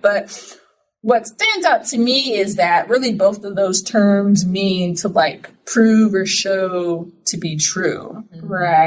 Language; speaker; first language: English; native; English